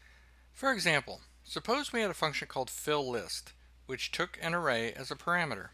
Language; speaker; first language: English; native; English